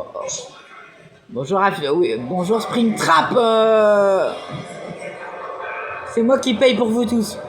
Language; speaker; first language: French; native; French